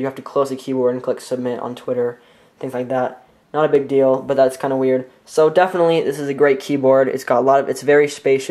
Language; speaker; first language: English; native; English